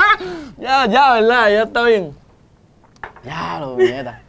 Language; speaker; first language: Spanish; native; Spanish